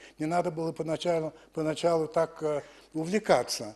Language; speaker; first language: Russian; early bilingual, heritage; French